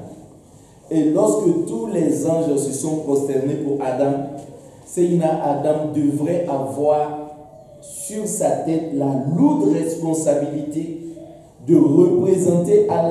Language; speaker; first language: French; non-native, local second language; Dyula